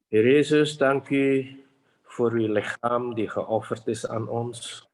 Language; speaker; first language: Dutch; non-native, fluent; Indonesian